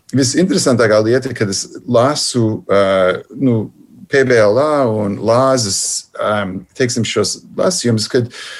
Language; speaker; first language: Latvian; non-native, fluent; English